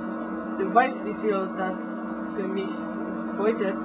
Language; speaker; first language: German; non-native, learner; English